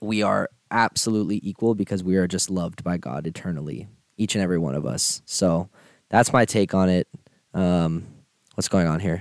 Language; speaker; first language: English; native; English